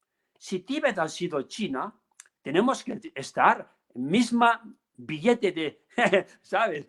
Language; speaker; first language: Spanish; non-native, learner; Tibetan